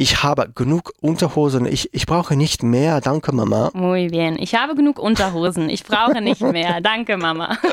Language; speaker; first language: German; non-native, fluent; Spanish